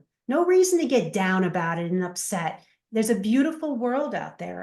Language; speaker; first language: English; native; English